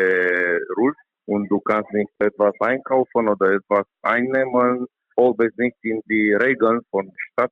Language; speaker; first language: German; non-native, learner; Romanian